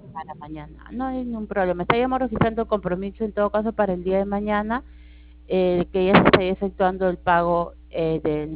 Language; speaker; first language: Spanish; native; Spanish